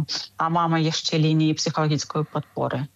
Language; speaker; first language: Czech; non-native, learner; Ukrainian